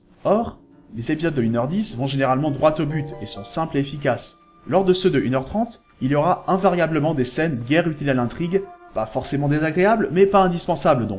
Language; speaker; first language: French; native; French